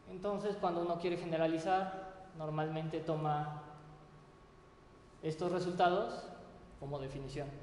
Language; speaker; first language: Spanish; native; Spanish